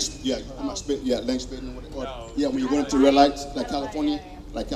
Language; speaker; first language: English; native; English